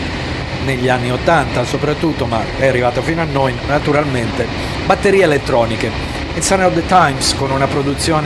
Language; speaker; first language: Italian; native; Italian